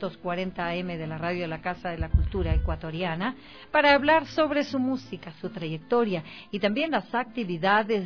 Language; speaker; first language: Spanish; native; Spanish